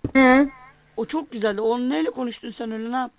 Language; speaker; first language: Turkish; native; Turkish